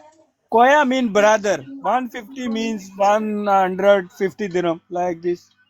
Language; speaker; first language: English; non-native, learner; Hindi